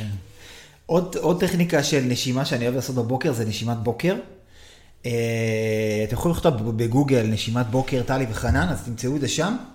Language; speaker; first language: Hebrew; native; Hebrew